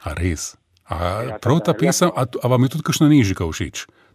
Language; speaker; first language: Slovenian; native; Slovenian